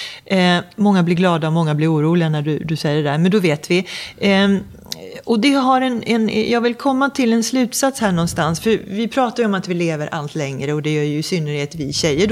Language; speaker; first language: Swedish; native; Swedish